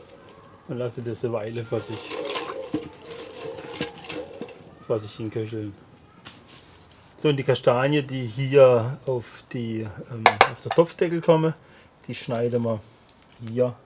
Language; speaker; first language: German; native; German